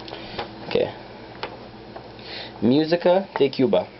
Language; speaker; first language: Spanish; non-native, learner; English